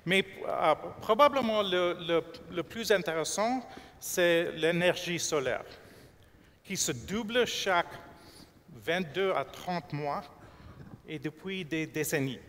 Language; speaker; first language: French; non-native, fluent; English